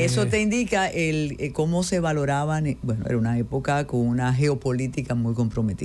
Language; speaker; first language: Spanish; native; Spanish